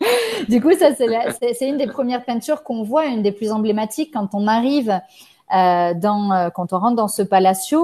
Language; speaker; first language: French; native; French